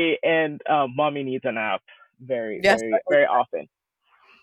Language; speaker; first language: English; non-native, local second language; Akan